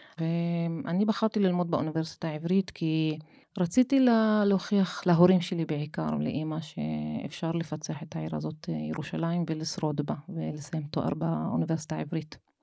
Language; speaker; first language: Hebrew; non-native, local second language; Arabic